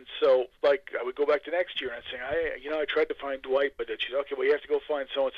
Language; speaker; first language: English; native; English